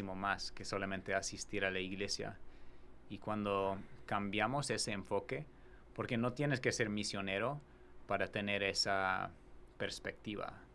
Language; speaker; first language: Spanish; non-native, fluent; English